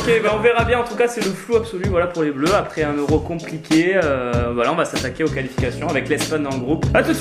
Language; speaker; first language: French; native; French